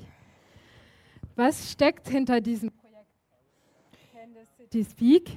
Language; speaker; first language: German; native; German